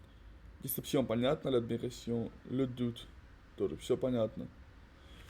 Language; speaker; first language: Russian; native; Russian